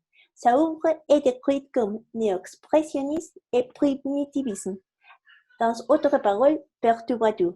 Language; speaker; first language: French; non-native, learner; Spanish